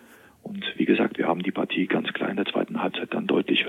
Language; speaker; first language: German; native; German